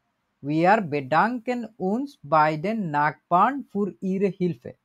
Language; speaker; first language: German; non-native, fluent; Bangla